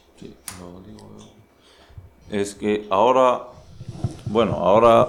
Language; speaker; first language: Spanish; non-native, learner; Arabic